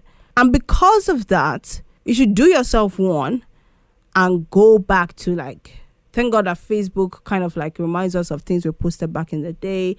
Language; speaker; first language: English; non-native, local second language; Igbo